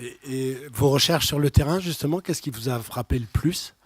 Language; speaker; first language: French; native; French